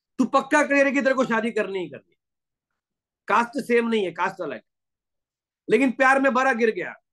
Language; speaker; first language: Hindi; non-native, local second language; Gujarati